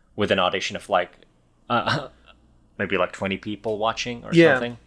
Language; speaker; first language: English; non-native, fluent; Finnish